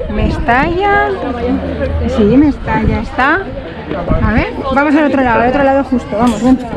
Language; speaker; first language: Spanish; native; Spanish